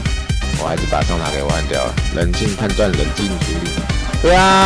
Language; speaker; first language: Chinese; native; Chinese